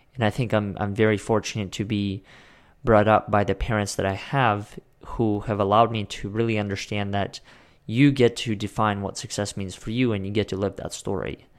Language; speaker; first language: English; early bilingual, other home language; Russian